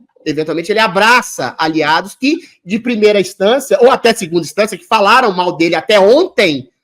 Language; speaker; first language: Portuguese; native; Portuguese